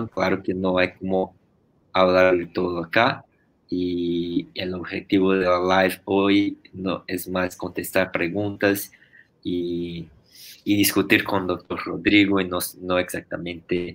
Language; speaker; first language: Spanish; non-native, fluent; Portuguese